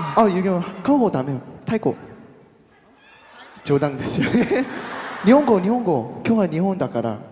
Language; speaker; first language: Japanese; non-native, learner; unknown